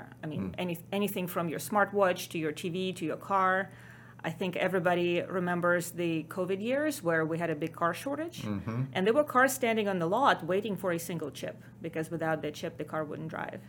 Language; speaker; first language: English; non-native, fluent; Ukrainian